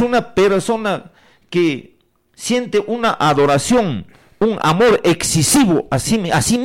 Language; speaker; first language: Spanish; native; Spanish